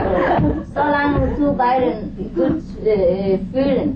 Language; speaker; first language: German; non-native, learner; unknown